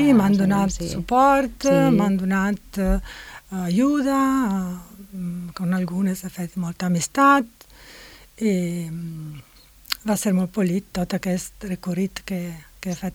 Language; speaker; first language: Catalan; non-native, fluent; Italian